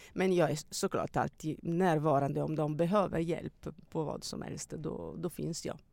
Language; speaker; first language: Swedish; non-native, fluent; Italian